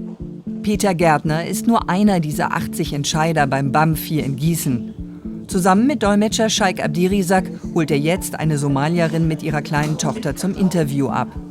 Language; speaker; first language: German; native; German